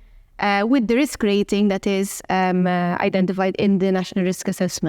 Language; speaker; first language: English; non-native, local second language; Maltese